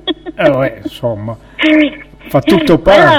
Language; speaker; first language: Italian; native; Italian